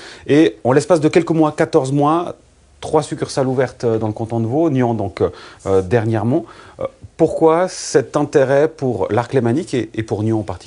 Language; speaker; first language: French; native; French